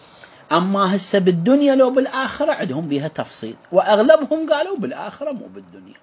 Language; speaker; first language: Arabic; native; Arabic